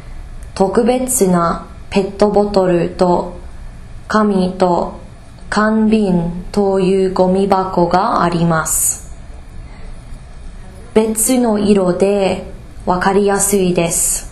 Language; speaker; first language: Japanese; non-native, learner; English